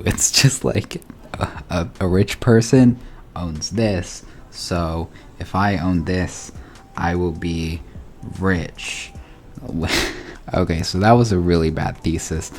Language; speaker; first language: English; native; English